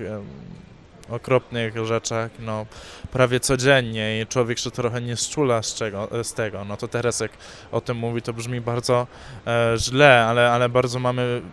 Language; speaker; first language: Polish; early bilingual, heritage; English